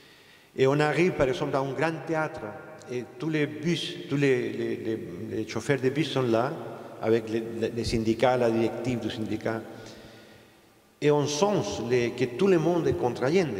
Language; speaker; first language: French; non-native, fluent; Spanish